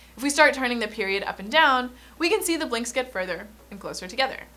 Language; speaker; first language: English; native; English